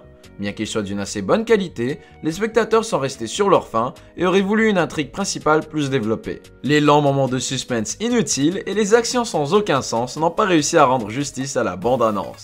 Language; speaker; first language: French; native; French